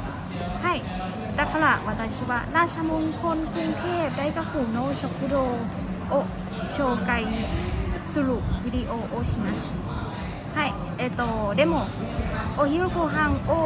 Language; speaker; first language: Japanese; non-native, learner; Thai